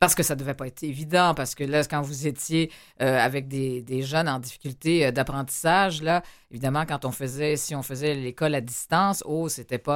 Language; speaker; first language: French; native; French